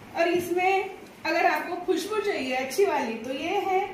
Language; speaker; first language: Hindi; non-native, local second language; Marathi